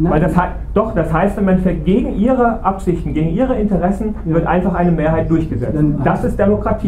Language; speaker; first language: German; native; German